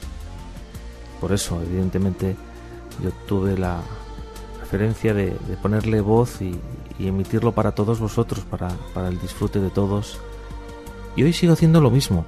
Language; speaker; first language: Spanish; native; Spanish